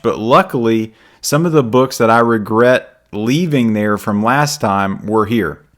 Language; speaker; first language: English; native; English